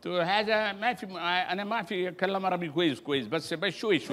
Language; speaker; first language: Arabic; non-native, learner; Urdu